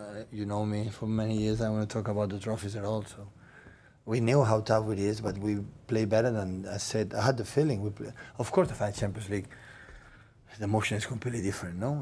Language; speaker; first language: English; non-native, fluent; Catalan